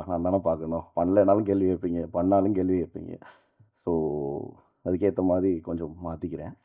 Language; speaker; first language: Tamil; native; Tamil